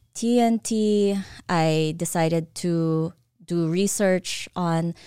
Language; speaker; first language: English; early bilingual, other home language; Filipino